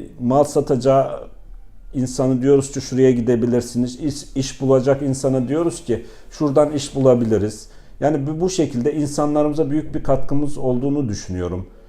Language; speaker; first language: Turkish; native; Turkish